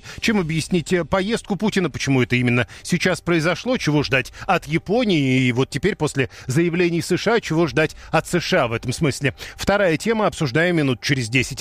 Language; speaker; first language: Russian; native; Russian